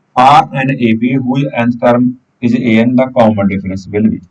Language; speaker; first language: English; non-native, local second language; Punjabi